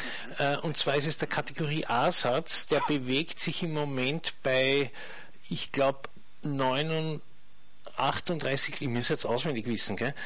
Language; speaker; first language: German; native; German